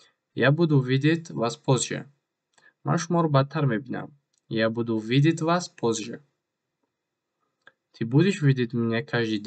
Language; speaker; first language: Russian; non-native, learner; Tajik